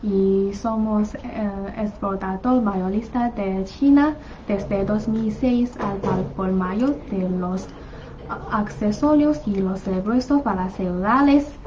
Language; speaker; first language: Spanish; non-native, learner; Chinese